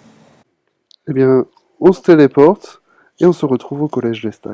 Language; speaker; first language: French; native; French